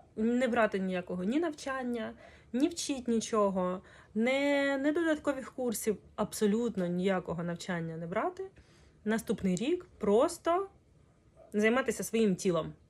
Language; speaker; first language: Ukrainian; non-native, local second language; Russian